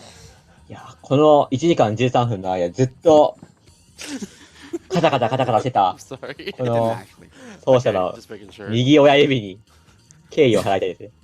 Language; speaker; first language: Japanese; native; Japanese